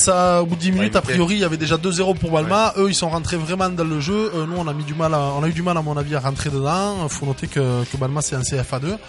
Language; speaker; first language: French; native; French